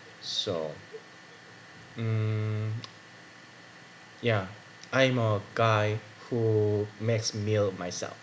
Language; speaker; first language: English; non-native, learner; Korean